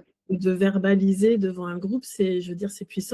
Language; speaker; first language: French; native; French